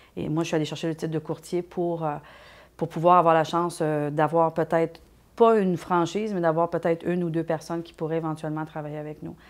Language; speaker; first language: French; native; French